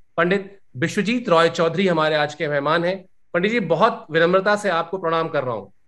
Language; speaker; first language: Hindi; native; Hindi